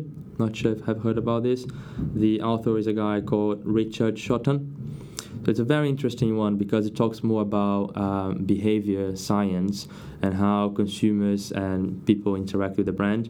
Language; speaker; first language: English; non-native, fluent; Portuguese